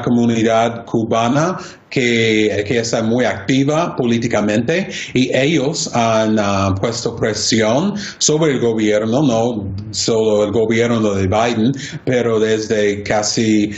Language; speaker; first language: Spanish; non-native, fluent; English